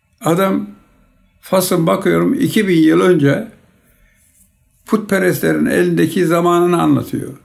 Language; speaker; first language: Turkish; native; Turkish